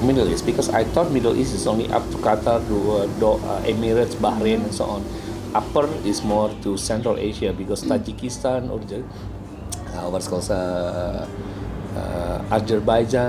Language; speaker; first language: English; non-native, learner; Indonesian